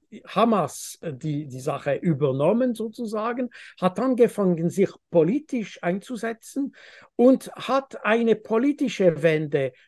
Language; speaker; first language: German; non-native, fluent; French